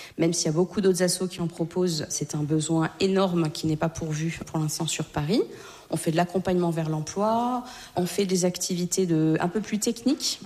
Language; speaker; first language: French; native; French